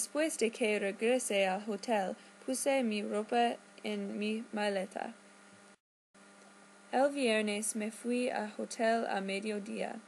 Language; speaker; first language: Spanish; non-native, learner; English